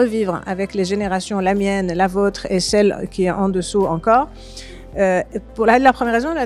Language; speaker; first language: French; non-native, local second language; Arabic